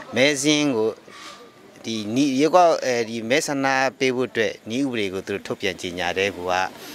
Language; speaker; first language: Burmese; native; Burmese